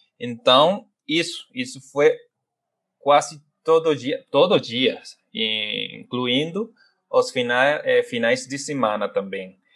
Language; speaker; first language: Portuguese; non-native, fluent; Spanish